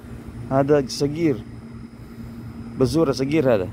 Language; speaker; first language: Arabic; non-native, learner; Filipino